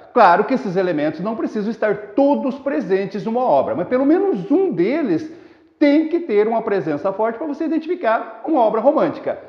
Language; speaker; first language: Portuguese; native; Portuguese